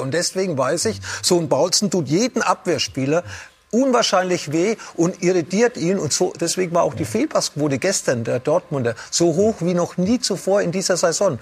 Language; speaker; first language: German; native; German